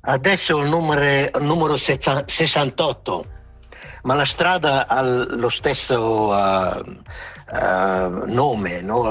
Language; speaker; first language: Italian; non-native, local second language; Romansh